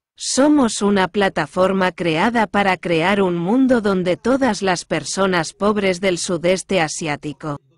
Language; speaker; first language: Spanish; non-native, fluent; Korean